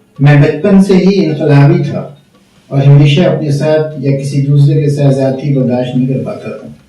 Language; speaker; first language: Urdu; native; Urdu